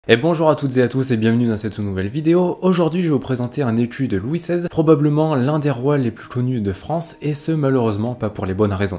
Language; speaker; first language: French; native; French